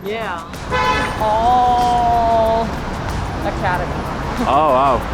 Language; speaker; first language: English; non-native, fluent; Korean